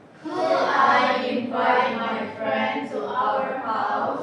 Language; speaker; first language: English; non-native, learner; Indonesian